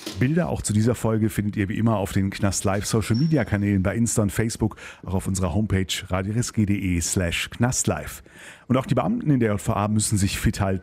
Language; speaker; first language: German; native; German